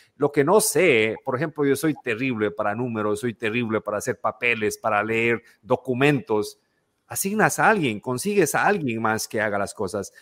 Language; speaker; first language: Spanish; native; Spanish